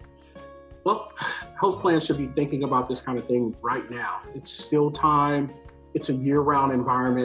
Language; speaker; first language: English; native; English